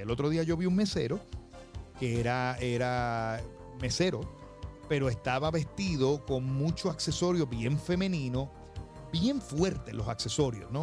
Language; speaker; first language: Spanish; native; Spanish